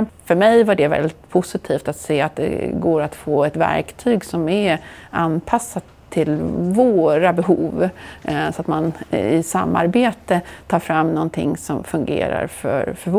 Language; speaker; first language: Swedish; native; Swedish